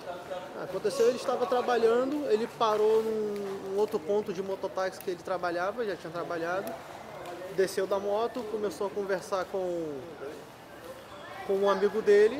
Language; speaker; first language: Portuguese; native; Portuguese